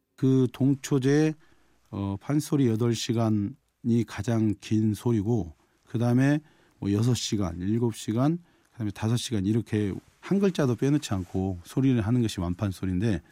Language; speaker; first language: Korean; native; Korean